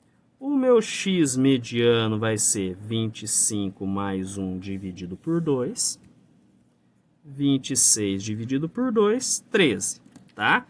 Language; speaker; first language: Portuguese; native; Portuguese